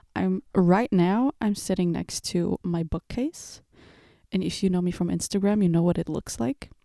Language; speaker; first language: English; early bilingual, other home language; Portuguese